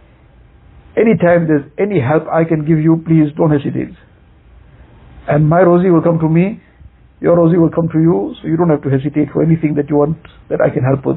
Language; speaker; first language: English; native; English